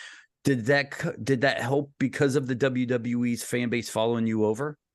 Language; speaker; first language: English; native; English